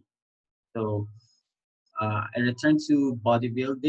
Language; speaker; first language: English; non-native, local second language; Filipino